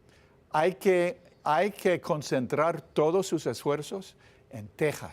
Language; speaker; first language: Spanish; non-native, fluent; English